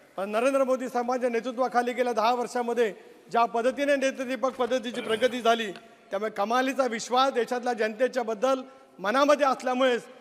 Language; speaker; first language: Marathi; native; Marathi